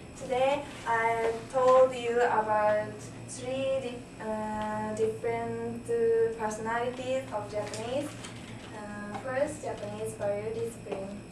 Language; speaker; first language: English; non-native, learner; Japanese